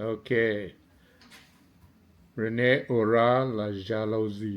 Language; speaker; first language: French; non-native, learner; English